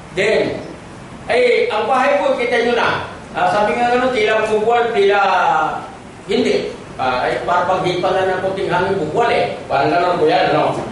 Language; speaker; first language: Filipino; non-native, local second language; Cebuano